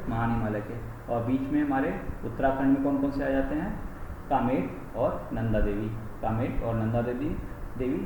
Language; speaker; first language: Hindi; native; Hindi